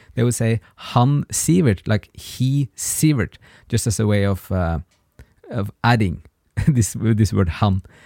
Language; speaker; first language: English; non-native, fluent; Norwegian